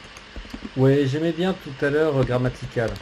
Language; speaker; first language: French; native; French